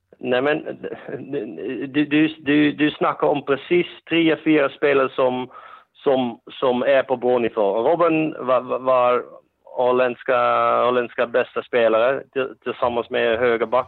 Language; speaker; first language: Swedish; non-native, fluent; Dutch